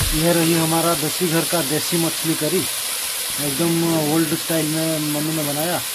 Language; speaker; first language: Hindi; non-native, local second language; Odia